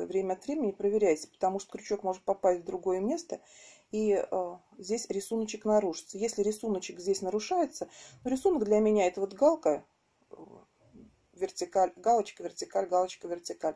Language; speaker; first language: Russian; native; Russian